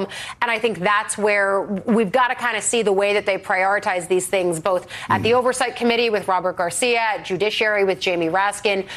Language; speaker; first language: English; native; English